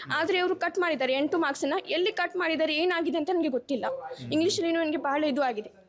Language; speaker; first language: Kannada; non-native, local second language; Urdu